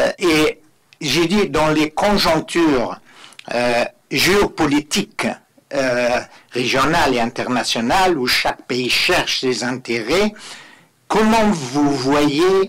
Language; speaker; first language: French; non-native, fluent; Persian